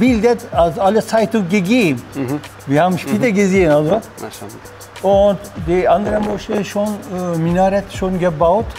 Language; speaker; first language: German; non-native, learner; Turkish